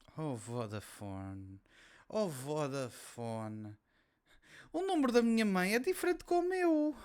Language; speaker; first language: Portuguese; native; Portuguese